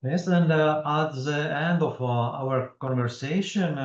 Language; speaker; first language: English; non-native, fluent; Latvian